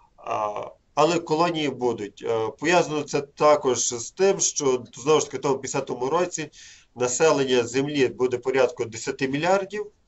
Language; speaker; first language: Ukrainian; native; Ukrainian